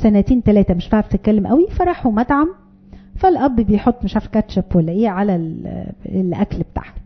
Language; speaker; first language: Arabic; native; Arabic